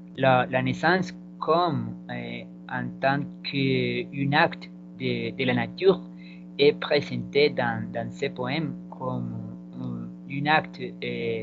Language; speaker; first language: French; non-native, learner; Spanish